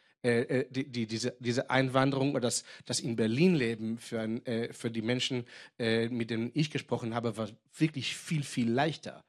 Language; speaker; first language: German; non-native, fluent; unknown